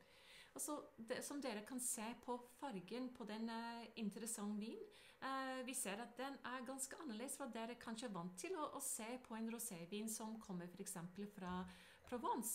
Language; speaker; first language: Norwegian; non-native, fluent; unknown